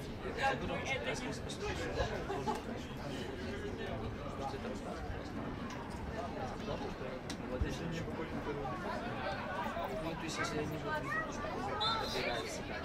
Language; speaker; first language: Russian; native; Russian